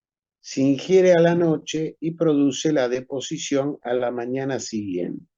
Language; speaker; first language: Spanish; native; Spanish